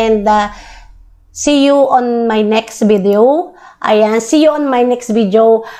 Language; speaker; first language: English; non-native, local second language; Filipino